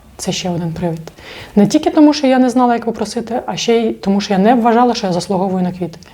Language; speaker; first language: Ukrainian; non-native, local second language; Russian